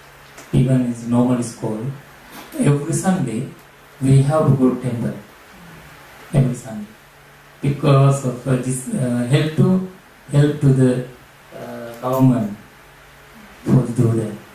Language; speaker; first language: English; non-native, learner; Sinhala